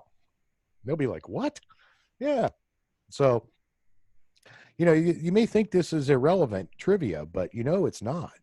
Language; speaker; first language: English; native; English